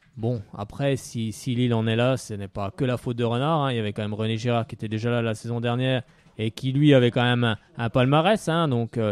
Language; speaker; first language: French; native; French